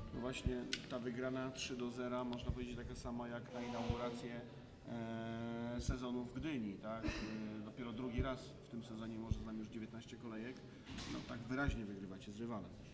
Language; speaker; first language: Polish; native; Polish